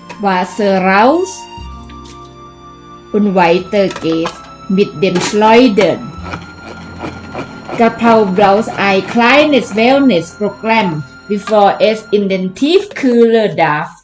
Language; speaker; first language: German; non-native, fluent; Thai